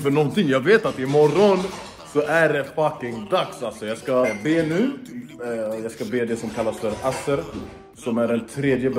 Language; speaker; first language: Swedish; native; Swedish